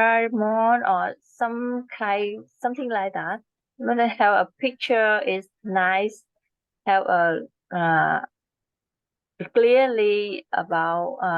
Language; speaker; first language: English; non-native, learner; Vietnamese